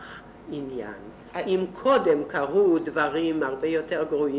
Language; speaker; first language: Hebrew; non-native, fluent; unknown